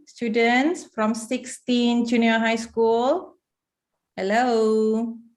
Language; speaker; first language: English; non-native, fluent; Indonesian